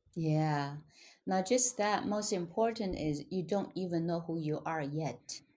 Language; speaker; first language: English; non-native, fluent; Chinese